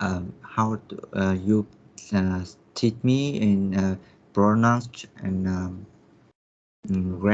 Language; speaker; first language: English; non-native, learner; Vietnamese